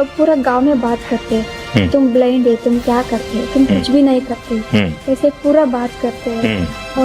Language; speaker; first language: Hindi; non-native, local second language; Odia